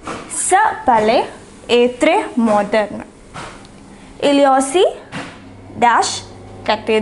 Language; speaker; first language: French; non-native, fluent; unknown